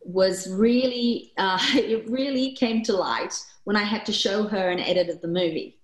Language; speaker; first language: English; early bilingual, other home language; Korean